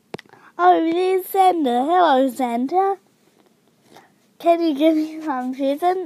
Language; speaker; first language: English; native; English